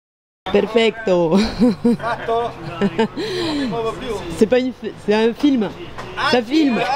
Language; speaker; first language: French; native; French